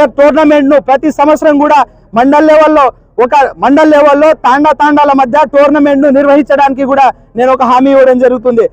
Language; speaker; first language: Telugu; native; Telugu